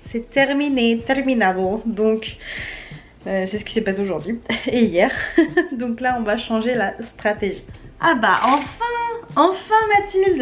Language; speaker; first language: French; native; French